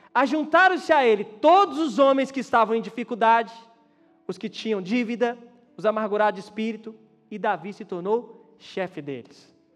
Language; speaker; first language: Portuguese; native; Portuguese